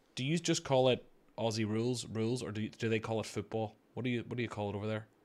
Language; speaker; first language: English; native; English